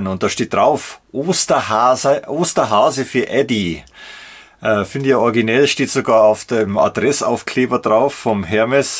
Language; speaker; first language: German; native; German